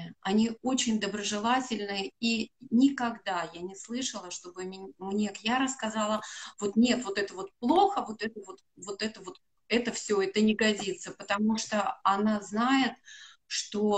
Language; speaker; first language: Russian; native; Russian